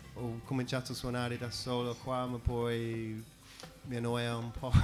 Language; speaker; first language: Italian; non-native, fluent; English